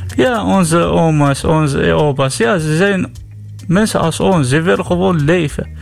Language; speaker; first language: Dutch; non-native, learner; Arabic